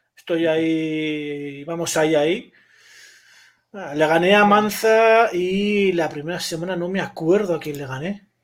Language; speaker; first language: Spanish; native; Spanish